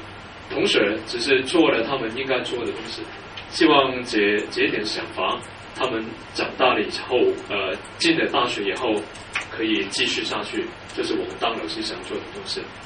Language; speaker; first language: Chinese; non-native, local second language; Cantonese